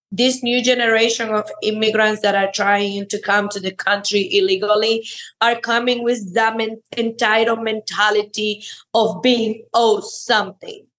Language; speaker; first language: English; non-native, fluent; Spanish